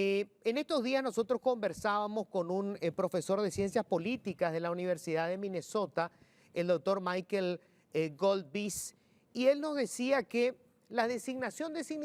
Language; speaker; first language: Spanish; native; Spanish